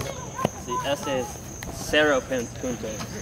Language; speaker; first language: Spanish; non-native, learner; English